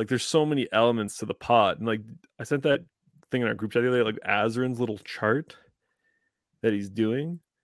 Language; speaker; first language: English; native; English